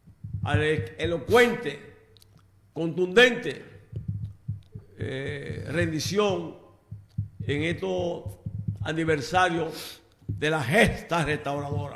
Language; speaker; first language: Spanish; native; Spanish